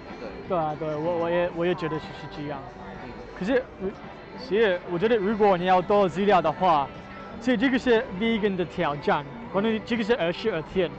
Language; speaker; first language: Chinese; non-native, learner; English